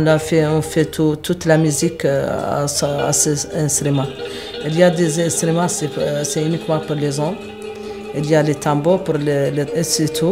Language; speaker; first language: French; non-native, local second language; Arabic